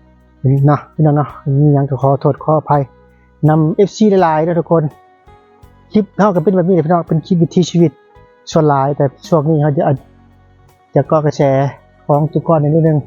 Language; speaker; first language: Thai; non-native, local second language; Lao